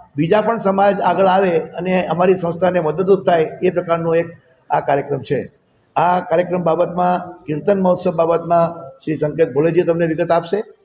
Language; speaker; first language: Gujarati; native; Gujarati